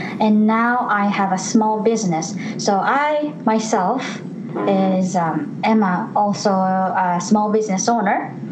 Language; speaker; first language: English; non-native, fluent; Japanese